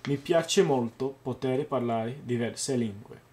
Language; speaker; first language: Italian; non-native, learner; English